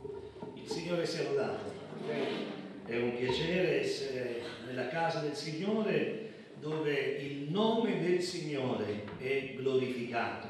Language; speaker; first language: Italian; native; Italian